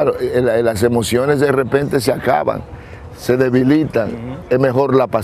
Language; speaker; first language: Spanish; native; Spanish